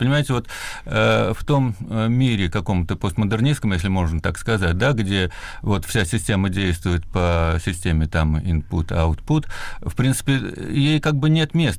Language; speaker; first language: Russian; native; Russian